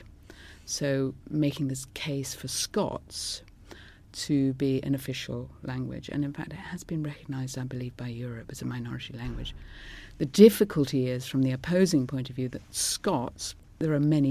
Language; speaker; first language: English; non-native, local second language; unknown